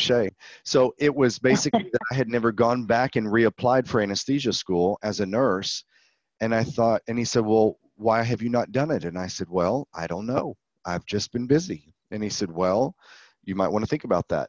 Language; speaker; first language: English; native; English